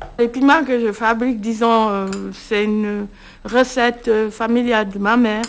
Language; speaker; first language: French; non-native, local second language; Lingala